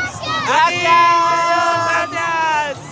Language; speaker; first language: Spanish; non-native, learner; Filipino